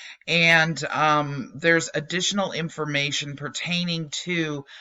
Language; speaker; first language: English; native; English